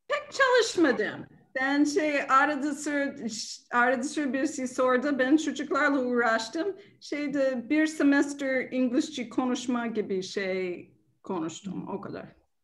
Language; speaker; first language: Turkish; non-native, learner; English